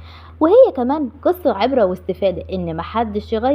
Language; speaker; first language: Arabic; native; Arabic